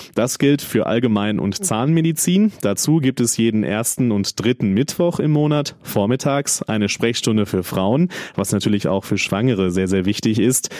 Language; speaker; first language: German; native; German